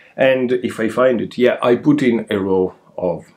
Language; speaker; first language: English; non-native, fluent; Italian